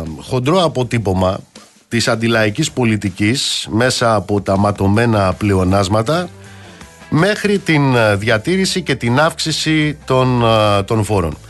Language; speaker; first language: Greek; native; Greek